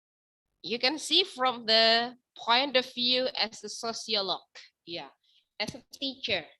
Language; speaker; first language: English; non-native, fluent; Indonesian